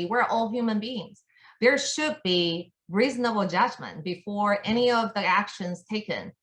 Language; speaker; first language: English; non-native, fluent; Chinese